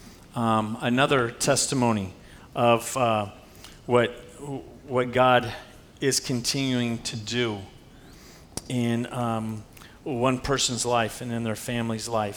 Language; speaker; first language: English; native; English